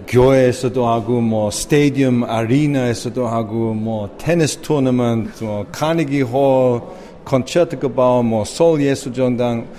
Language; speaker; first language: Korean; early bilingual, heritage; English